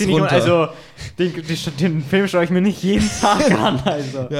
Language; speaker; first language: German; native; German